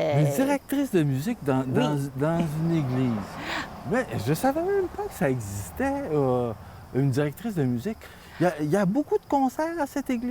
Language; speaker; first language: French; native; French